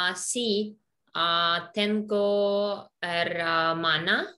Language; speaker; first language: Spanish; non-native, learner; Russian